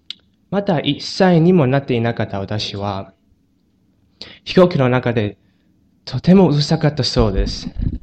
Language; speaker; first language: Japanese; non-native, learner; Chinese